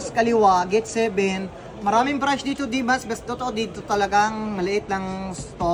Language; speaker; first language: Filipino; non-native, learner; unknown